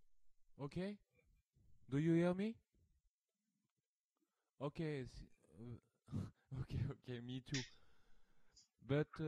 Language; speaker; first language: English; non-native, learner; French